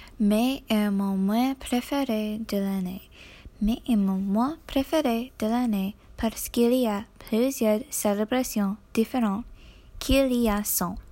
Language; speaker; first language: French; non-native, learner; English